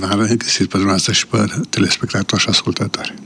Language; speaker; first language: Romanian; native; Romanian